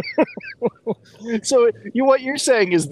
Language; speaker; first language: English; native; English